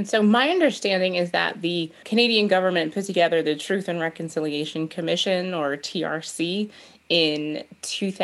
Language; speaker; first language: English; native; English